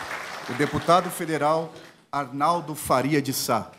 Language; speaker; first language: Portuguese; native; Portuguese